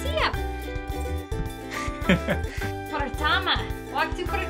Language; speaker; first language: Indonesian; non-native, learner; English